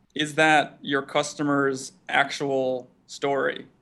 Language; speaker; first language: English; native; English